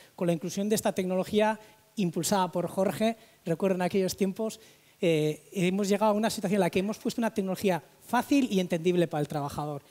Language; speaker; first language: Spanish; native; Spanish